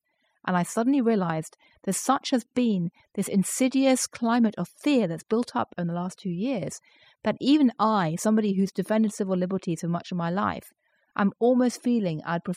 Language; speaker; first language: English; native; English